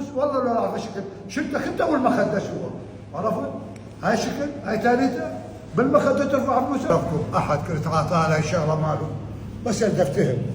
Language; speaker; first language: Arabic; native; Arabic